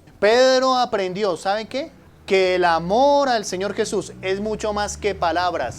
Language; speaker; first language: Spanish; native; Spanish